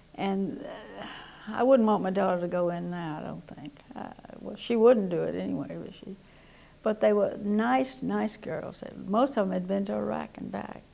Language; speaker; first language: English; native; English